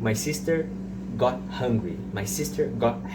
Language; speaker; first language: English; non-native, fluent; Portuguese